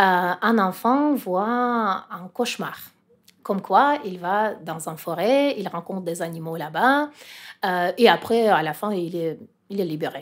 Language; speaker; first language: French; non-native, fluent; Russian